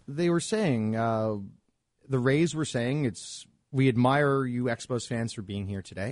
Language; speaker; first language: English; native; English